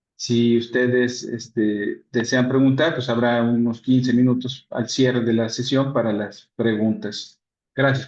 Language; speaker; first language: Spanish; native; Spanish